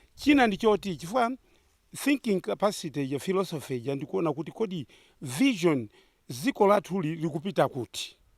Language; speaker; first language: Nyanja; non-native, local second language; Tumbuka